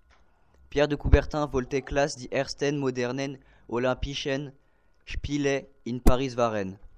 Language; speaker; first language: German; non-native, learner; French